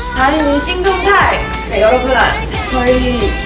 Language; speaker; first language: Korean; early bilingual, heritage; Korean